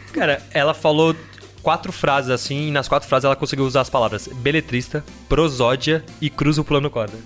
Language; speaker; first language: Portuguese; native; Portuguese